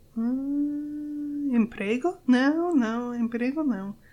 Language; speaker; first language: Portuguese; non-native, learner; English